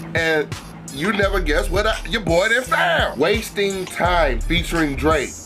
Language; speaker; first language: English; native; English